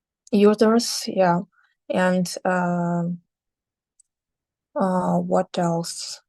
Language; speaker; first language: English; non-native, learner; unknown